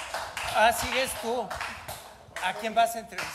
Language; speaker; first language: Spanish; native; Spanish